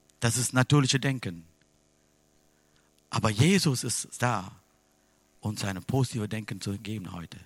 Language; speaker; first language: German; non-native, fluent; Tamil